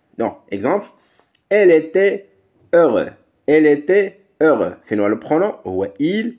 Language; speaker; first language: French; non-native, local second language; Arabic